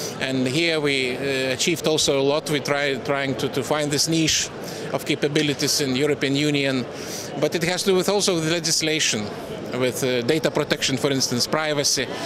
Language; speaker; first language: English; non-native, fluent; Lithuanian